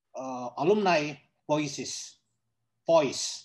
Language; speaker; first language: English; non-native, learner; Indonesian